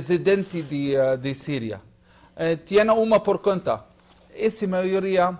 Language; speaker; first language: Spanish; non-native, learner; Hebrew